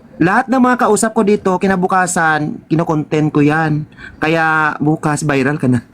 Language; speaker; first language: Filipino; non-native, local second language; Hiligaynon